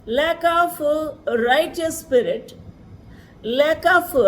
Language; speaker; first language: English; non-native, local second language; Telugu